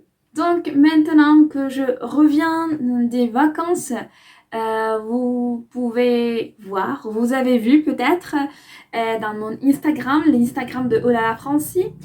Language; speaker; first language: French; non-native, fluent; Spanish